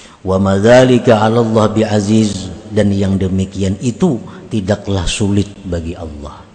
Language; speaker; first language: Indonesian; non-native, local second language; Banjar